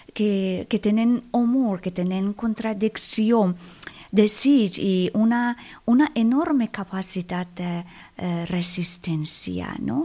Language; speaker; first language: Catalan; non-native, fluent; Persian